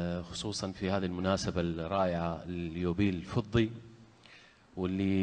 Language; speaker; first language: Arabic; native; Arabic